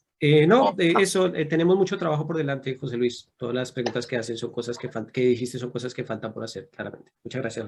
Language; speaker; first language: Spanish; native; Spanish